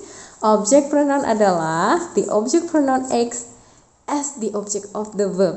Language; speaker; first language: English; non-native, fluent; Indonesian